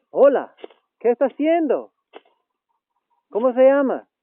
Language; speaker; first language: Spanish; non-native, learner; English